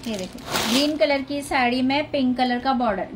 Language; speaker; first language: Hindi; non-native, local second language; Marathi